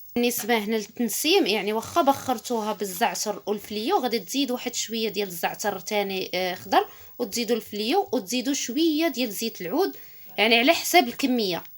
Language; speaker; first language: Arabic; native; Arabic